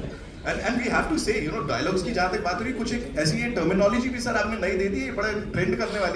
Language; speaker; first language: Hindi; native; Hindi